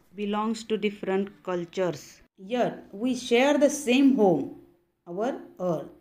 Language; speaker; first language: English; non-native, local second language; Marathi